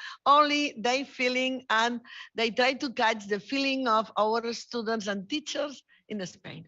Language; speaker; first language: English; non-native, learner; Spanish